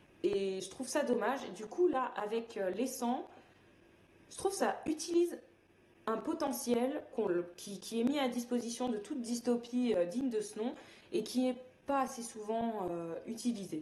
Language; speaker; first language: French; native; French